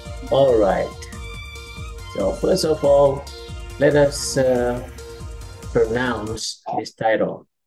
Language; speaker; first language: English; non-native, fluent; Indonesian